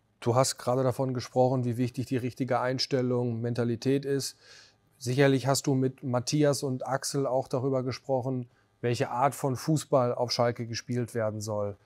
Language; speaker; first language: German; native; German